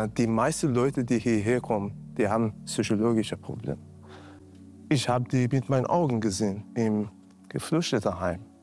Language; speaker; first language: German; non-native, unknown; Persian